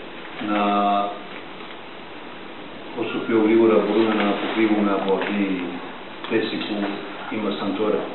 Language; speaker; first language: Greek; non-native, fluent; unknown